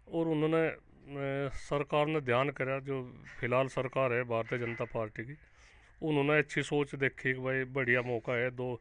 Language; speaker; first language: Hindi; native; Hindi